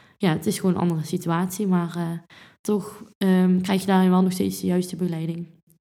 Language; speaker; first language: Dutch; native; Dutch